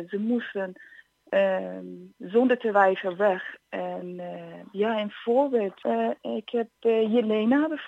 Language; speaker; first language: Dutch; non-native, fluent; Persian